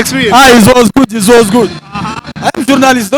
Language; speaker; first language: English; non-native, learner; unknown